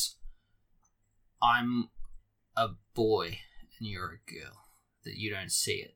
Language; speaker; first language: English; native; English